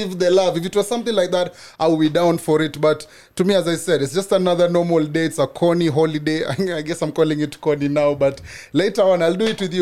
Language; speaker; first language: English; non-native, local second language; Swahili